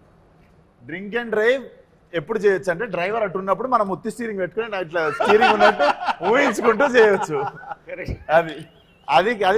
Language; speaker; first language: Telugu; native; Telugu